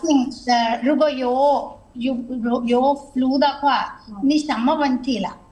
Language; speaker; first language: Chinese; non-native, fluent; Telugu